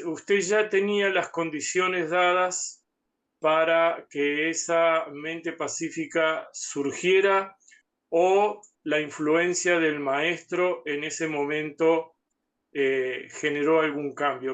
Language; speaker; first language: Spanish; native; Spanish